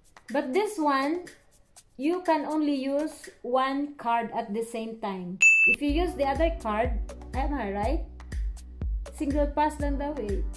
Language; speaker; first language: English; non-native, local second language; Filipino